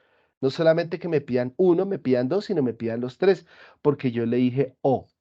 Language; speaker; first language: Spanish; native; Spanish